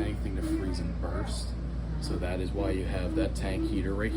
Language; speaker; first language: English; native; English